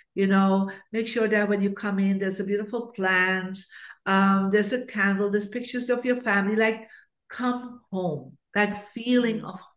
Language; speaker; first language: English; non-native, fluent; Dutch